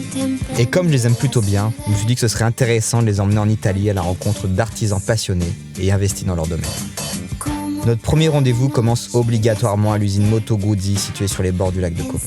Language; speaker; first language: French; native; French